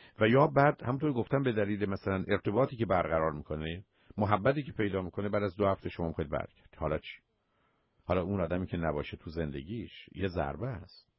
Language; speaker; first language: Persian; native; Persian